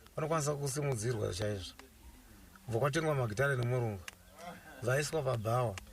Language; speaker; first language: Shona; non-native, local second language; Nyanja